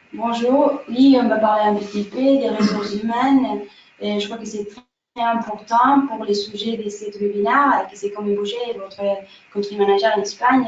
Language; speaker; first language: French; non-native, fluent; Spanish